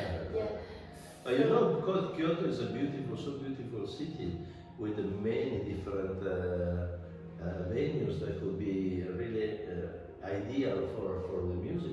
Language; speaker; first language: English; non-native, fluent; Italian